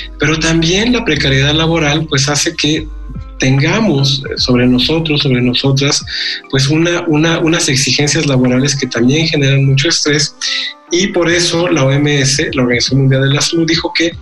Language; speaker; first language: Spanish; native; Spanish